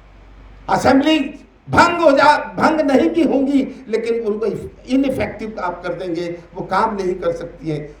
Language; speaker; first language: Hindi; native; Hindi